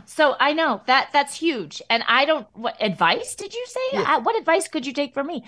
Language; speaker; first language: English; native; English